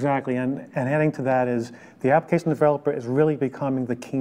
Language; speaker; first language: English; native; English